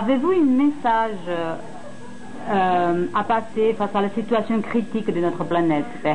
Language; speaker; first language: French; native; French